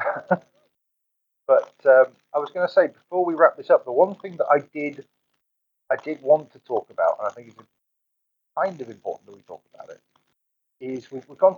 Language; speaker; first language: English; native; English